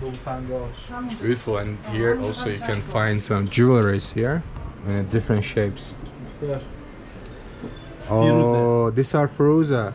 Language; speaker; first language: English; non-native, fluent; Azerbaijani